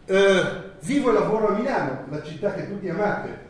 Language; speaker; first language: Italian; native; Italian